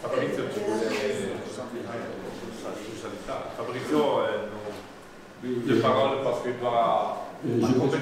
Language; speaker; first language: French; non-native, local second language; Italian